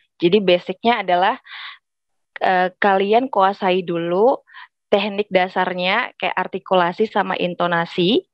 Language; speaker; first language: Indonesian; native; Indonesian